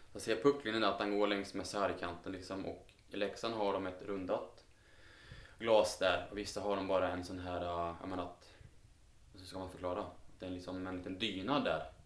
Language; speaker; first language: Swedish; native; Swedish